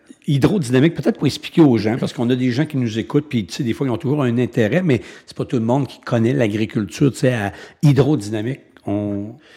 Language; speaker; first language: French; native; French